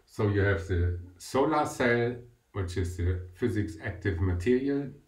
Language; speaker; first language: English; non-native, fluent; German